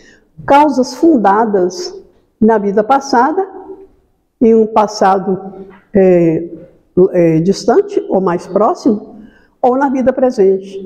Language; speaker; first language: Portuguese; native; Portuguese